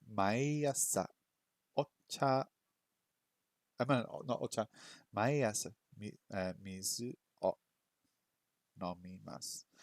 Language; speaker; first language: Japanese; non-native, learner; English